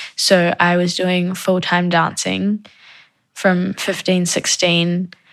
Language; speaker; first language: English; native; English